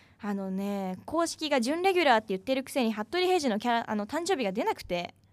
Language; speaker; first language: Japanese; native; Japanese